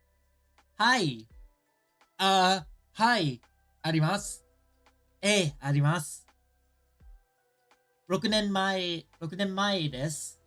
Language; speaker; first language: Japanese; non-native, learner; English